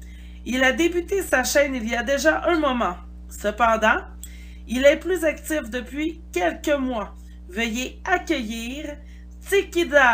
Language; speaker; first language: French; native; French